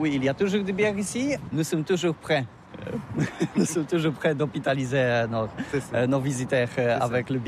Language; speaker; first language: French; non-native, learner; Polish